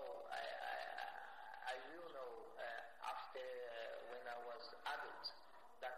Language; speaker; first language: English; non-native, learner; Portuguese